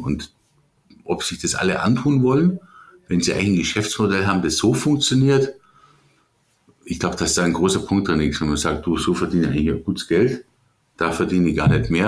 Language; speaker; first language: German; native; German